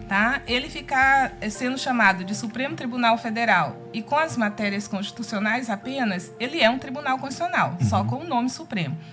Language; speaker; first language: Portuguese; native; Portuguese